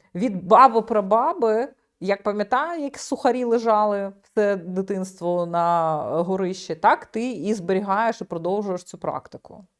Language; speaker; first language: Ukrainian; native; Ukrainian